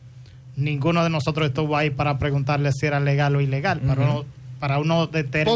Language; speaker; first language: Spanish; native; Spanish